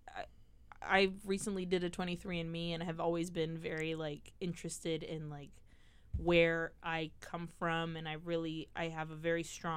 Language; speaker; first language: English; native; English